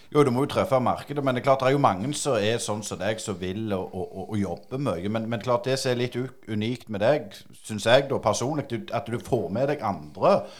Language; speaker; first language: Norwegian; native; Norwegian